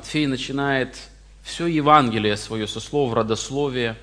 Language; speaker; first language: Russian; native; Russian